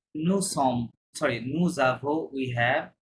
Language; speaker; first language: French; non-native, fluent; Bangla